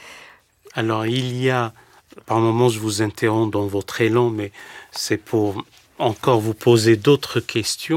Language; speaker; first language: French; native; French